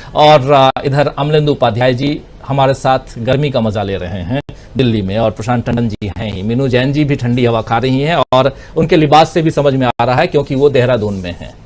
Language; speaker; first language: Hindi; native; Hindi